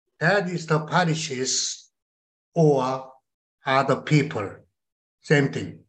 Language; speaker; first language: English; non-native, learner; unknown